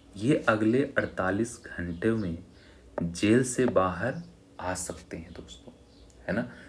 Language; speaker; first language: Hindi; native; Hindi